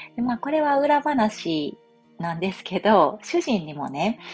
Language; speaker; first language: Japanese; native; Japanese